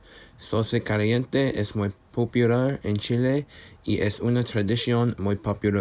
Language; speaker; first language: Spanish; non-native, learner; English